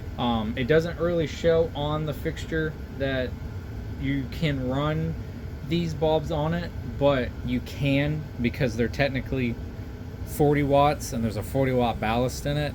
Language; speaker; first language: English; native; English